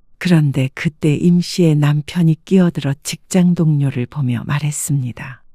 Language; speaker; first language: Korean; native; Korean